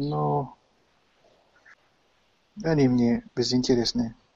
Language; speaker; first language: Russian; non-native, fluent; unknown